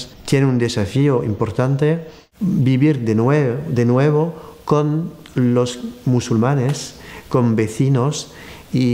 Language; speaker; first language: Spanish; non-native, fluent; French